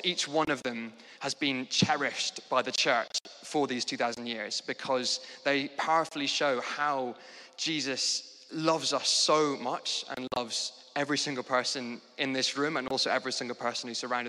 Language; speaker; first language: English; native; English